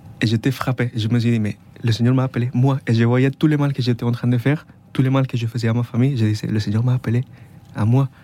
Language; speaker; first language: French; non-native, fluent; Spanish